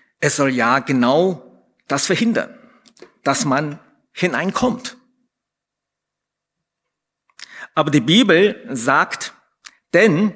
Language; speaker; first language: German; non-native, fluent; Chinese